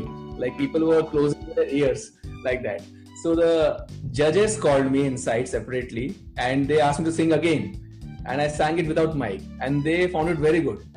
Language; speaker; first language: English; non-native, local second language; Bangla